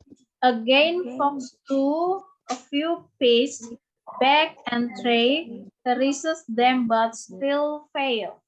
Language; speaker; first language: English; non-native, learner; Indonesian